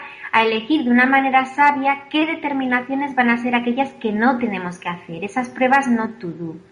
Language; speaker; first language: Spanish; native; Spanish